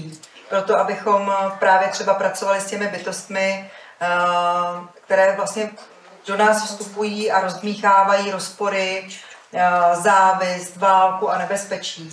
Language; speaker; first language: Czech; native; Czech